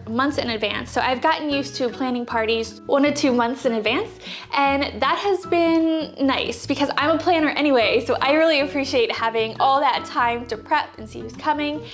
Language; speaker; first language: English; native; English